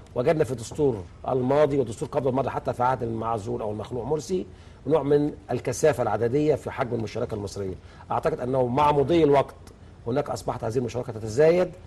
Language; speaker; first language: Egyptian Arabic; native; Egyptian Arabic